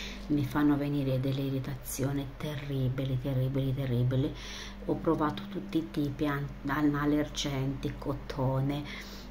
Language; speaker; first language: Italian; non-native, fluent; Romanian